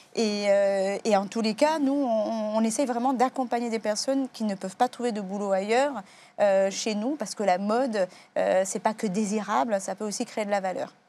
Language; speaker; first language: French; native; French